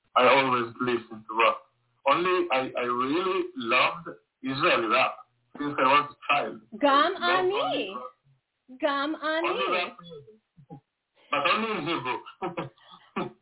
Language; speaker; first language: English; non-native, learner; Hebrew